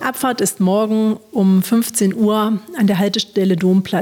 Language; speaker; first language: German; native; German